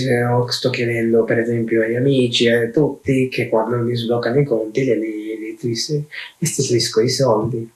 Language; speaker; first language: Italian; non-native, fluent; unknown